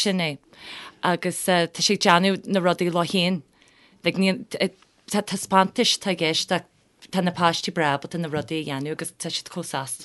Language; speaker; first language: Irish; non-native, local second language; English